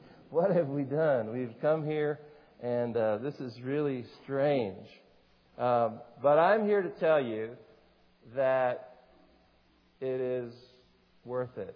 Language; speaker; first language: English; native; English